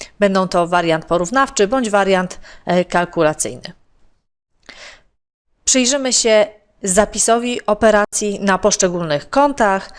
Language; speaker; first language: Polish; native; Polish